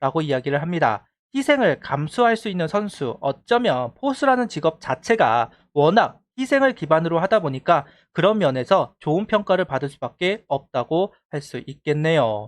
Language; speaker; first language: Korean; native; Korean